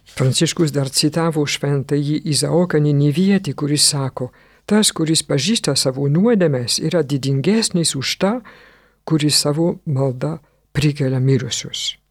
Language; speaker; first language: Lithuanian; non-native, fluent; French